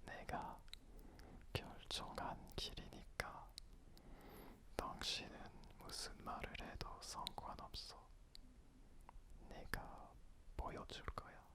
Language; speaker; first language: Korean; non-native, fluent; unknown